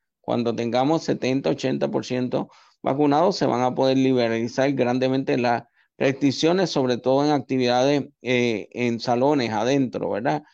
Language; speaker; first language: Spanish; native; Spanish